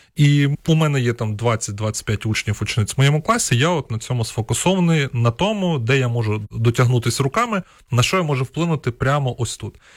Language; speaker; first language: Ukrainian; non-native, local second language; Russian